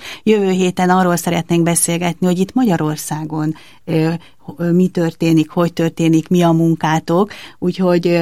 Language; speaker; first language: Hungarian; native; Hungarian